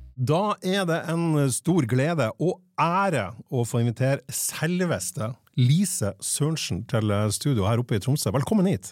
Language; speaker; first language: Norwegian; native; Norwegian